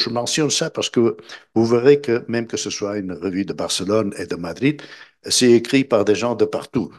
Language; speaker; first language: French; non-native, fluent; Spanish